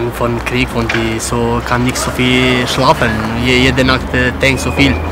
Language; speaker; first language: German; non-native, learner; Albanian